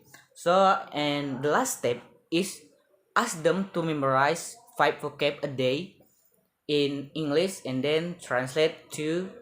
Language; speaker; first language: English; non-native, learner; Indonesian